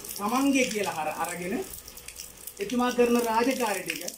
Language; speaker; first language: Sinhala; non-native, local second language; Tamil